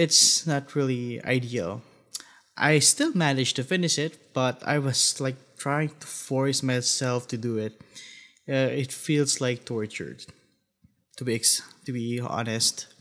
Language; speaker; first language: English; non-native, fluent; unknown